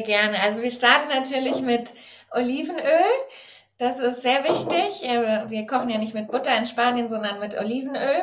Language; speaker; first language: German; native; German